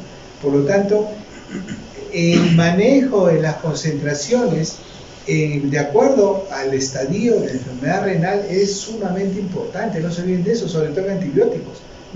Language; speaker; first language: Spanish; native; Spanish